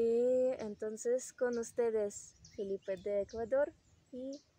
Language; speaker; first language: Spanish; non-native, learner; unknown